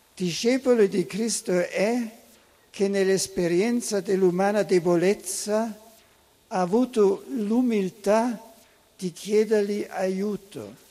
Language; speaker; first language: Italian; non-native, fluent; German